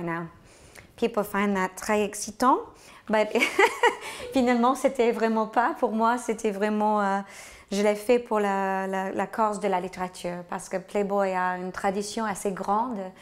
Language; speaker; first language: French; non-native, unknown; English